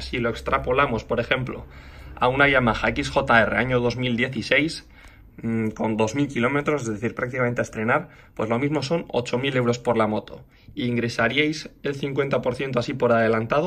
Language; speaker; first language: Spanish; native; Spanish